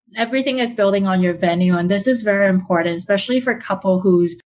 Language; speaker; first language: English; early bilingual, other home language; Chinese